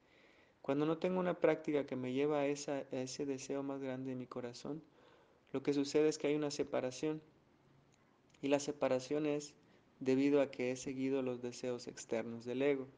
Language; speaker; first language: Spanish; native; Spanish